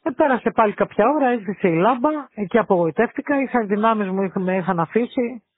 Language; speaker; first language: Greek; native; Greek